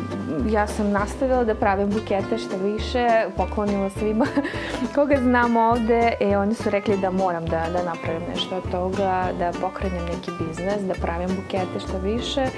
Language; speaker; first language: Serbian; non-native, fluent; Russian